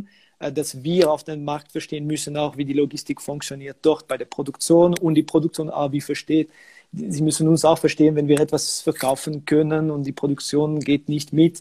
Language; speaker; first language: German; non-native, local second language; French